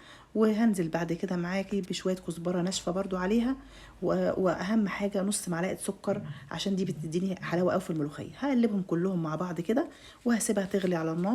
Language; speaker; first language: Arabic; native; Arabic